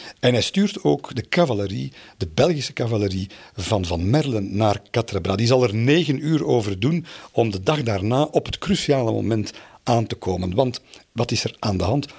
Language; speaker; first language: Dutch; native; Dutch